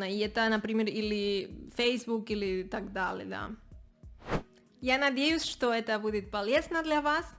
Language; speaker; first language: Russian; non-native, learner; Spanish